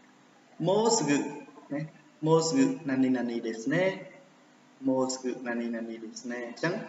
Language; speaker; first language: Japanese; non-native, fluent; Khmer